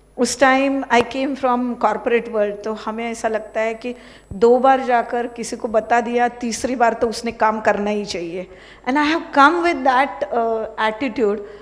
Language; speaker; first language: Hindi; non-native, local second language; Marathi